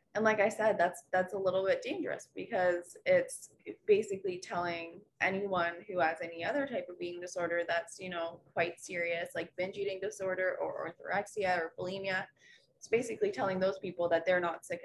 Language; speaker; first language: English; native; English